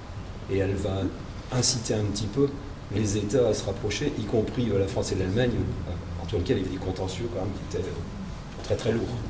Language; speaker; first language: French; native; French